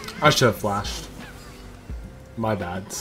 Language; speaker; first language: English; native; English